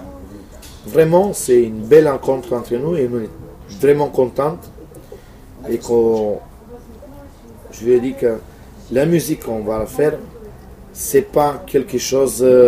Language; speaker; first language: French; non-native, fluent; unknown